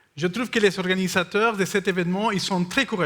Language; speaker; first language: French; non-native, fluent; Spanish